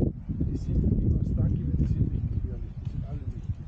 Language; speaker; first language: German; native; German